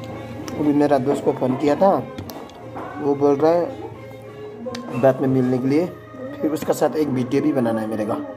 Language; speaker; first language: Hindi; non-native, learner; Nepali